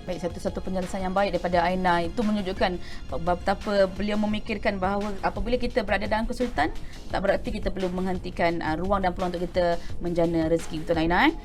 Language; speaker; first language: Malay; native; Malay